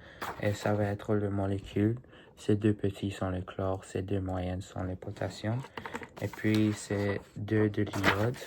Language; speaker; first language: French; non-native, learner; English